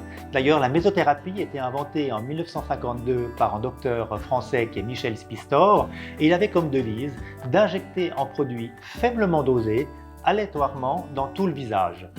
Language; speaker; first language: French; non-native, fluent; Italian